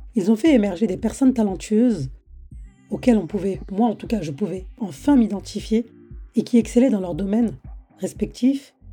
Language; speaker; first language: French; native; French